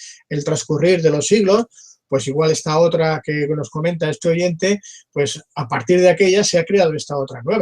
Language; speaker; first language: Spanish; native; Spanish